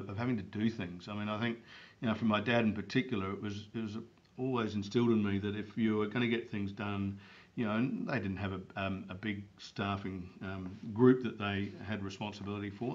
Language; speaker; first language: English; native; English